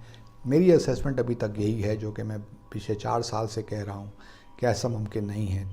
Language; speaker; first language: Urdu; native; Urdu